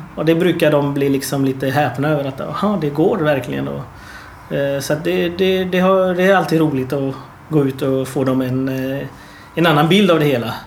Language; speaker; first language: Swedish; early bilingual, other home language; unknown